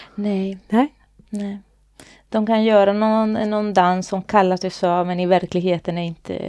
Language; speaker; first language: Swedish; non-native, fluent; Spanish